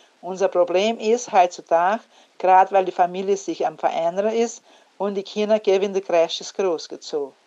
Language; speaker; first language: German; early bilingual, heritage; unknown